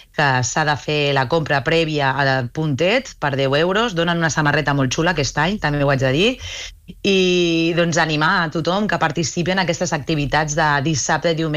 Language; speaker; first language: Catalan; native; Catalan